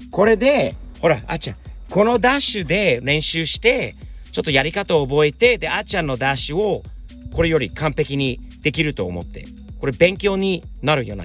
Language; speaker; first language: Japanese; native; Japanese